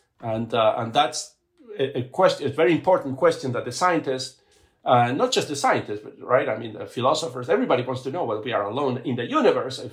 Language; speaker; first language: English; non-native, fluent; Spanish